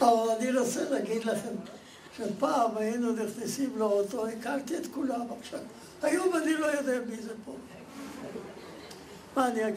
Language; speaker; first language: Hebrew; non-native, fluent; Polish